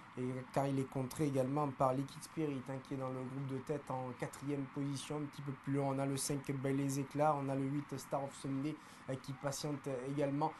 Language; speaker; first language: French; native; French